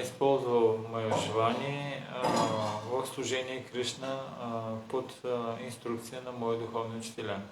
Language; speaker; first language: Russian; non-native, learner; Bulgarian